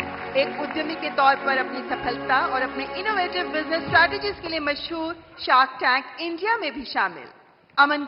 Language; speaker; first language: Hindi; native; Hindi